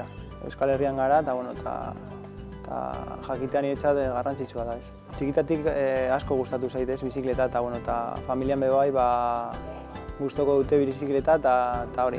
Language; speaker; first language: Basque; non-native, local second language; Spanish